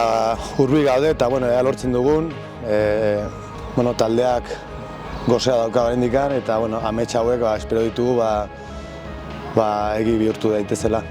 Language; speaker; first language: Basque; non-native, local second language; Spanish